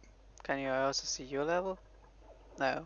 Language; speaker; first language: English; non-native, fluent; German